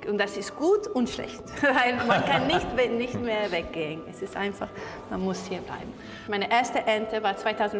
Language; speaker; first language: German; non-native, learner; Italian